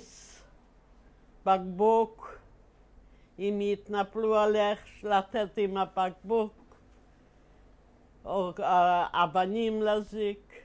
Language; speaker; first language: Hebrew; non-native, fluent; Polish